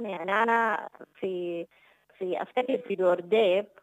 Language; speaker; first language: Arabic; native; Arabic